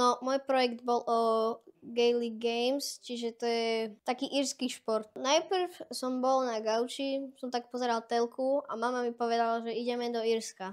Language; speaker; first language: Slovak; early bilingual, heritage; Slovak